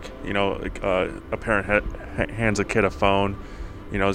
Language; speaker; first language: English; early bilingual, other home language; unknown